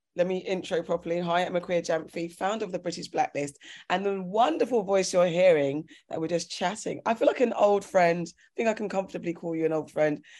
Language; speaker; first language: English; native; English